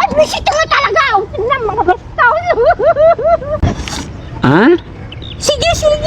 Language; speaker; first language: Filipino; non-native, local second language; Iloko